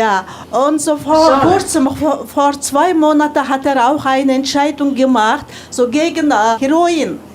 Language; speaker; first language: German; non-native, learner; Mongolian